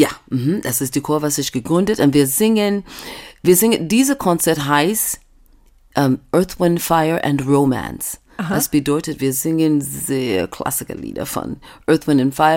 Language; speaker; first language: German; non-native, fluent; English